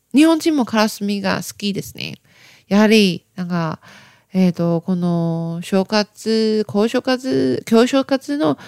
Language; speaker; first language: Japanese; non-native, learner; Chinese